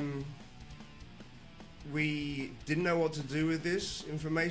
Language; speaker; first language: English; native; English